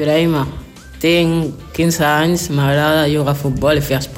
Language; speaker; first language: Catalan; early bilingual, other home language; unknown